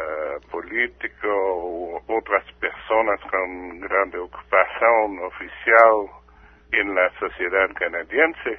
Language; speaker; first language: Spanish; non-native, fluent; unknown